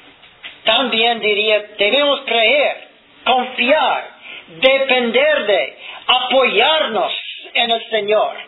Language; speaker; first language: Spanish; non-native, fluent; English